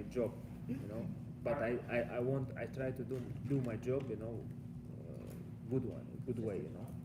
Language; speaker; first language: English; non-native, learner; Russian